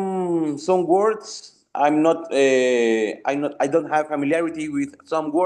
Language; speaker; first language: English; non-native, learner; Spanish